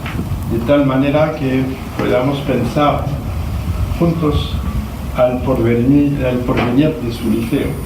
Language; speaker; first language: Spanish; non-native, fluent; French